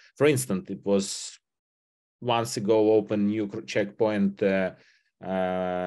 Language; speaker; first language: English; non-native, fluent; Ukrainian